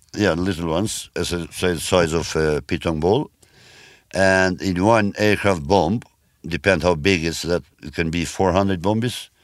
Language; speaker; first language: English; non-native, learner; Albanian